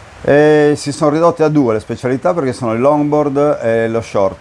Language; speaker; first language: Italian; native; Italian